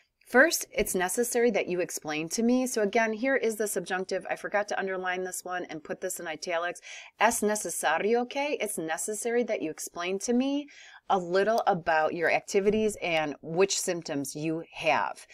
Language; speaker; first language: English; native; English